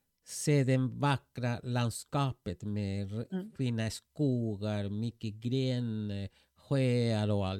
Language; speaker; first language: Swedish; non-native, fluent; Spanish